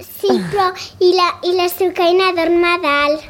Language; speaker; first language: Catalan; non-native, local second language; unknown